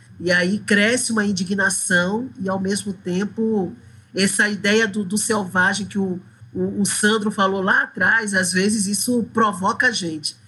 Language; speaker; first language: Portuguese; native; Portuguese